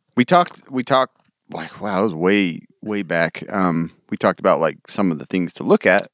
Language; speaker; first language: English; native; English